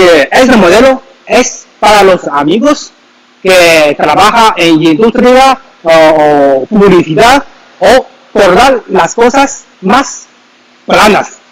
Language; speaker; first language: Spanish; non-native, learner; Chinese